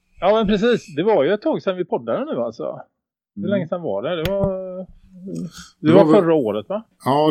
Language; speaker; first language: Swedish; native; Swedish